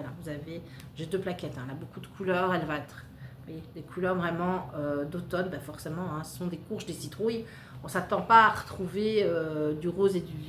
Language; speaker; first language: French; native; French